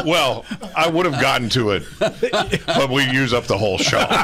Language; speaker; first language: English; native; English